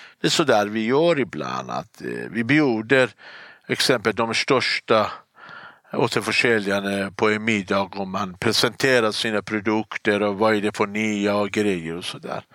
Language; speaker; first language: Swedish; non-native, fluent; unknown